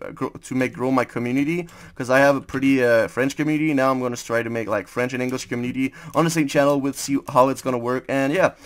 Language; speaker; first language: English; non-native, fluent; French